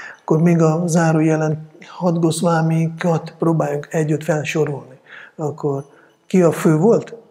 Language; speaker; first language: Hungarian; non-native, fluent; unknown